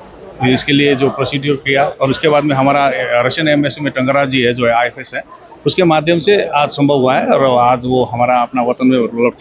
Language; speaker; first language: Hindi; non-native, local second language; Nepali